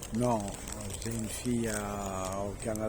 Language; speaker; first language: French; early bilingual, other home language; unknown